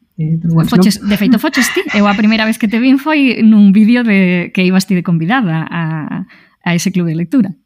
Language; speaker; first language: Galician; non-native, local second language; Spanish